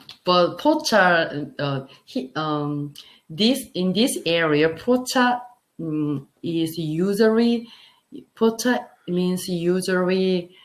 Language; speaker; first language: English; non-native, learner; Korean